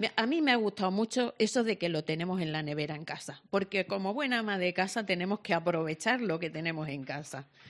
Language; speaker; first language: Spanish; native; Spanish